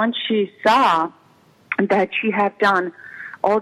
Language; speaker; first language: English; non-native, fluent; Czech